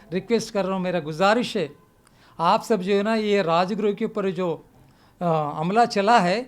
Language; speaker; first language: Hindi; non-native, local second language; Telugu